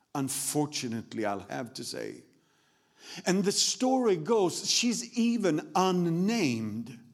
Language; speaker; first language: English; non-native, fluent; Swedish